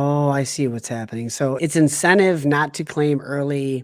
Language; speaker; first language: English; native; English